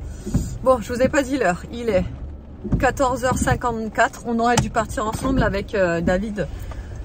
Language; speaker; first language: French; native; French